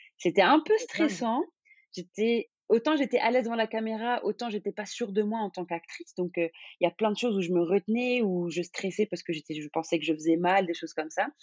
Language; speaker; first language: French; non-native, local second language; Arabic